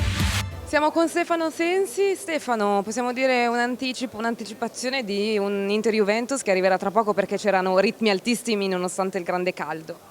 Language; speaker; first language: Italian; native; Italian